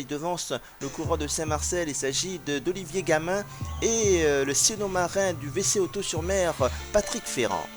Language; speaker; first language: French; native; French